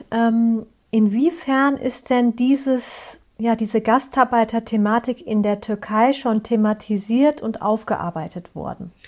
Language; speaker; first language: German; early bilingual, other home language; Turkish